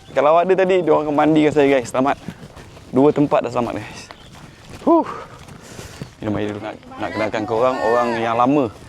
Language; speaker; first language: Malay; native; Malay